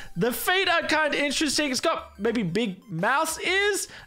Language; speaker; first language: English; native; English